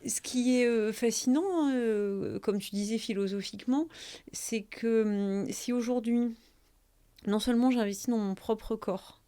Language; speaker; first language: French; native; French